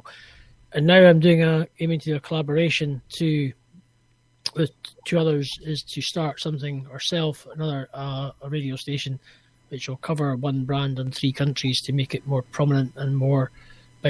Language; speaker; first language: English; native; English